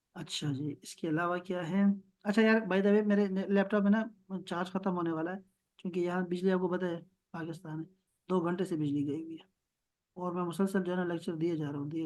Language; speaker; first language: Urdu; non-native, local second language; Pashto